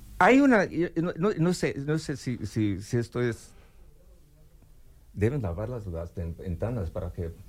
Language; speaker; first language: Spanish; non-native, learner; English